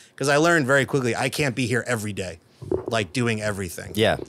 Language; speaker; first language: English; native; English